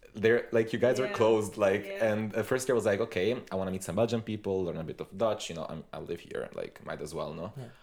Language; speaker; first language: English; non-native, fluent; Italian